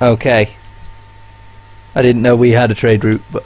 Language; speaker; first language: English; native; English